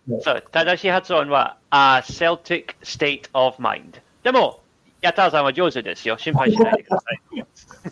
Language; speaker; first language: Japanese; non-native, learner; English